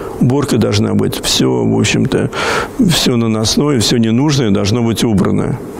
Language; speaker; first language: Russian; native; Russian